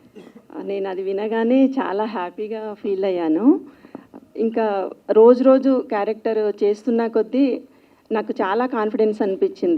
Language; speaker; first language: Telugu; non-native, local second language; Kannada